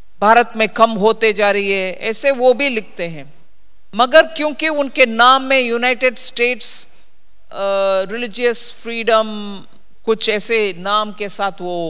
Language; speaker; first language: Hindi; non-native, local second language; Tamil